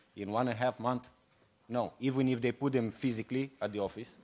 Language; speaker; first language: English; non-native, fluent; Romanian